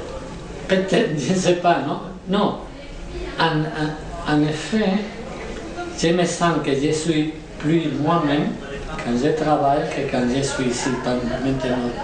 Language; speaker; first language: French; non-native, learner; Spanish